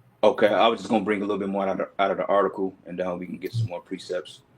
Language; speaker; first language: English; native; English